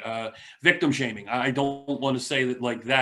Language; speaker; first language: English; native; English